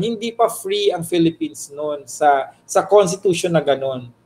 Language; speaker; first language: Filipino; native; Filipino